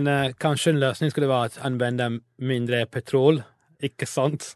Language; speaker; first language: Swedish; non-native, learner; English